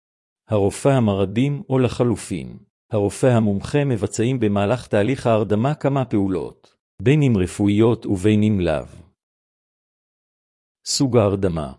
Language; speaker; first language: Hebrew; native; Hebrew